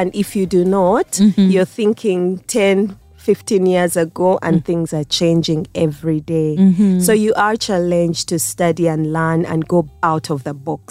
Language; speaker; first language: English; non-native, local second language; Ganda